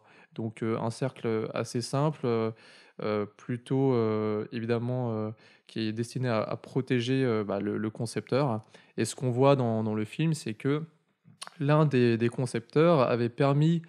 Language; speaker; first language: French; native; French